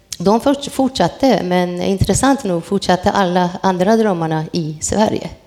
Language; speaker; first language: Swedish; non-native, fluent; Persian